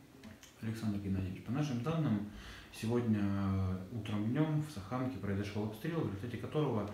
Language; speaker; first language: Russian; native; Russian